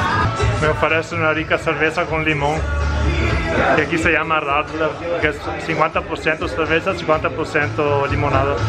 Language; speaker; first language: Spanish; non-native, fluent; Italian